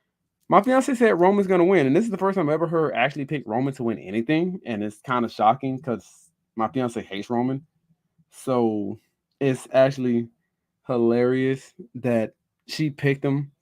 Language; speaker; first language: English; native; English